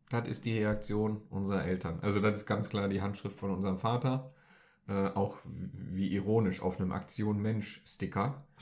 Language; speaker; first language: German; early bilingual, other home language; Turkish